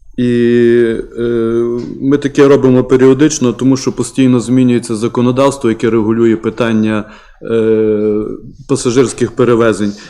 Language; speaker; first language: Ukrainian; native; Ukrainian